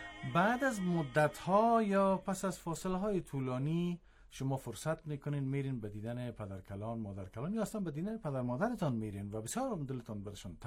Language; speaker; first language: Persian; native; Persian